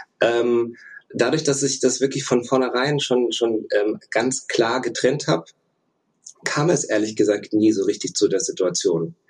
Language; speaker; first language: German; early bilingual, other home language; Russian